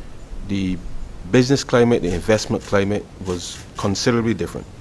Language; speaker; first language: English; native; English